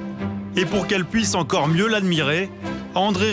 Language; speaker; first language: French; native; French